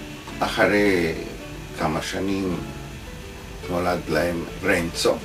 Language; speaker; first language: Hebrew; non-native, fluent; Italian